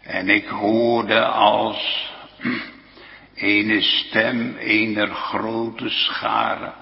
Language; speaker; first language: Dutch; native; Dutch